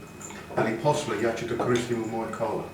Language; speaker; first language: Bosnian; non-native, learner; English